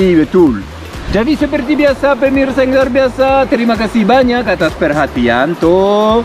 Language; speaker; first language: Indonesian; non-native, learner; French